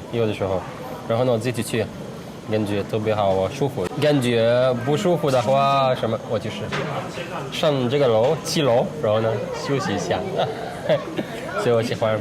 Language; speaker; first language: Chinese; non-native, learner; Arabic